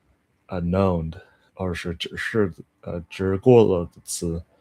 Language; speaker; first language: Chinese; non-native, learner; English